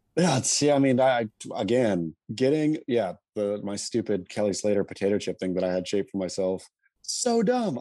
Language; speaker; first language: English; native; English